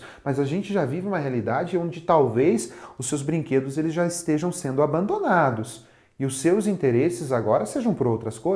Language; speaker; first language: Portuguese; native; Portuguese